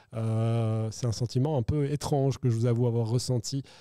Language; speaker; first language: French; native; French